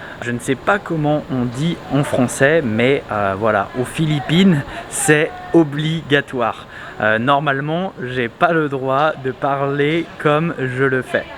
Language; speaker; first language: French; native; French